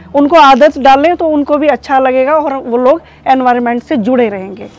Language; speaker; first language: Hindi; native; Hindi